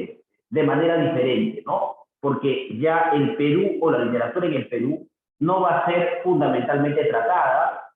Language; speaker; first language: Spanish; native; Spanish